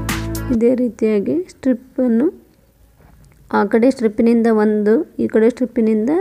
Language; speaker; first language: Kannada; native; Kannada